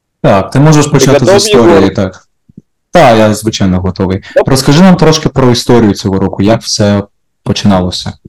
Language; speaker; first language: Ukrainian; native; Ukrainian